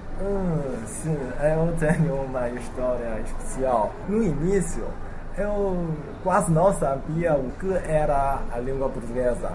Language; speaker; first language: Portuguese; non-native, learner; Chinese